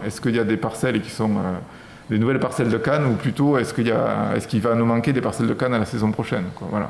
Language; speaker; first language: French; native; French